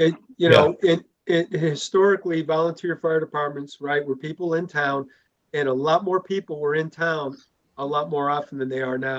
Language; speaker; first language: English; native; English